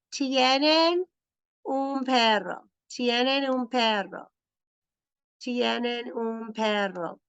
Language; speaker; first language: Spanish; non-native, fluent; English